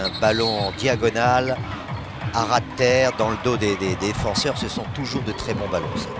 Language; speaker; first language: French; native; French